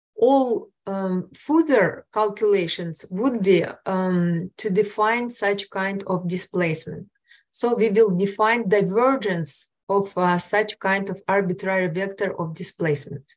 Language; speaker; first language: English; non-native, fluent; Russian